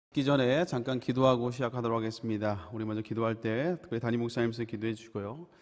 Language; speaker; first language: Korean; native; Korean